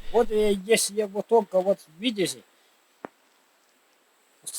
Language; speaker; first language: Russian; non-native, local second language; Yakut